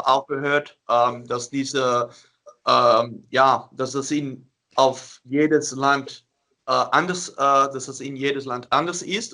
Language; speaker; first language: German; non-native, learner; Dutch